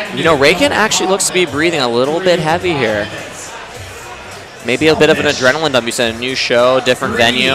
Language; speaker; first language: English; native; English